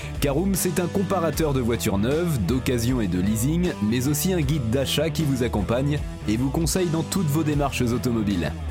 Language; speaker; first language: French; native; French